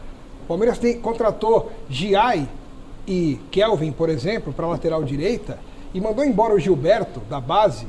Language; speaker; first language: Portuguese; native; Portuguese